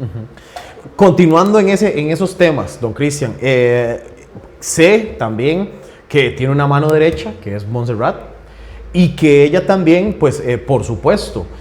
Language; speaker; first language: Spanish; native; Spanish